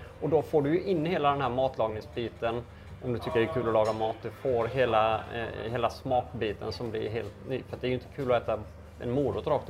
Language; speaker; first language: Swedish; native; Swedish